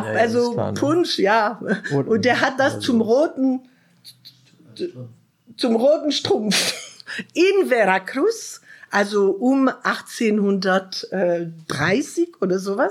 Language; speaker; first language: German; non-native, fluent; French